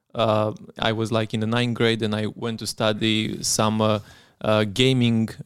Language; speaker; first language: English; non-native, fluent; Romanian